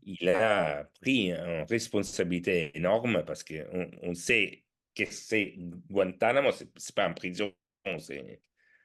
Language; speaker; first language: French; non-native, fluent; Italian